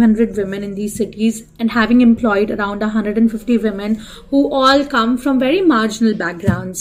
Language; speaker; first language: English; non-native, local second language; Hindi